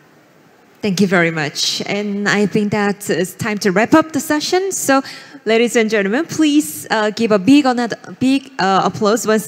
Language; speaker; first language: English; non-native, fluent; Korean